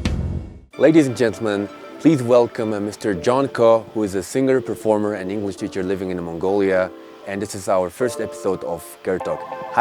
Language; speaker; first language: English; non-native, local second language; Mongolian